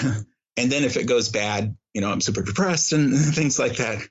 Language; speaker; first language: English; native; English